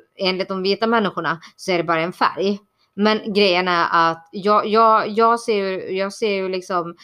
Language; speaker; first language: Swedish; early bilingual, other home language; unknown